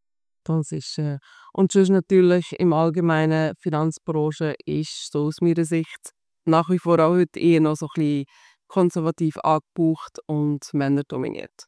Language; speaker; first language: German; native; German